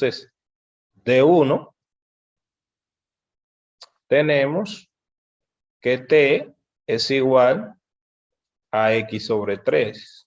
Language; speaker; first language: Spanish; native; Spanish